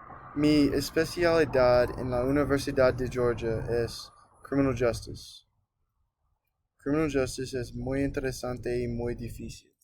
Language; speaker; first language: Spanish; non-native, learner; English